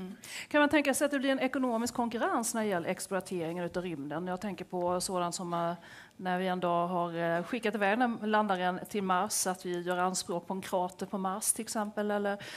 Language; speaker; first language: Swedish; native; Swedish